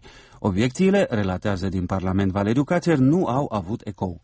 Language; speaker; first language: Romanian; native; Romanian